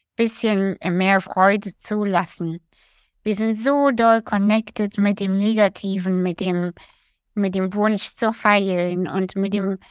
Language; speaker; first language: German; early bilingual, other home language; Russian